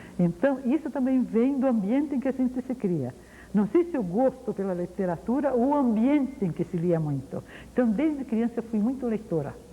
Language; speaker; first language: Portuguese; early bilingual, other home language; Ukrainian